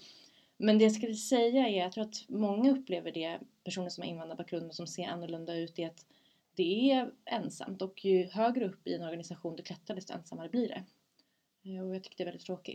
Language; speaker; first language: Swedish; early bilingual, other home language; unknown